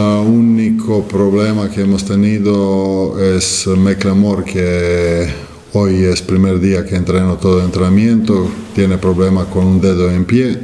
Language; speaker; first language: Spanish; non-native, fluent; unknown